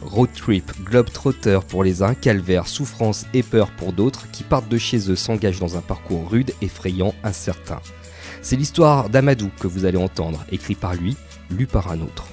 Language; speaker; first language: French; native; French